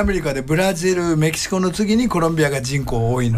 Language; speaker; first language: Japanese; native; Japanese